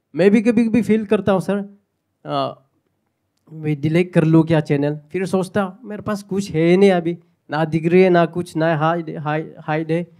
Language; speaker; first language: Hindi; non-native, local second language; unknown